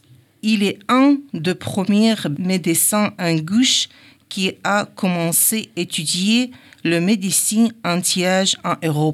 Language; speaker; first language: French; non-native, learner; Ingush